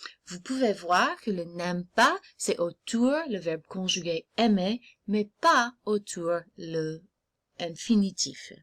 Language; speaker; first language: French; non-native, fluent; English